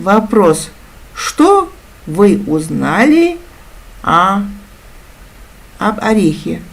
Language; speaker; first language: Russian; non-native, local second language; Kazakh